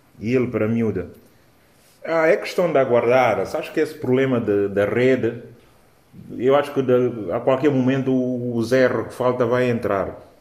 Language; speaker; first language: Portuguese; non-native, local second language; Upper Guinea Crioulo